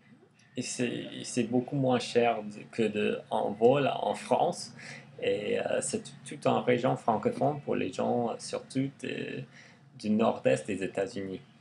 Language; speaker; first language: French; non-native, learner; English